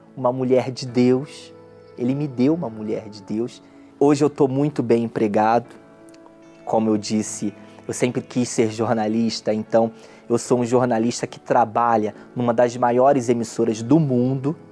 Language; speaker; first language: Portuguese; native; Portuguese